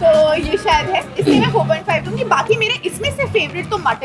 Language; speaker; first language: Hindi; native; Hindi